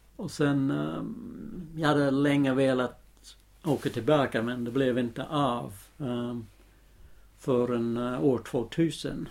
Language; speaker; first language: Swedish; non-native, fluent; English